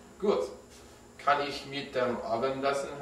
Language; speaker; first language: German; non-native, learner; English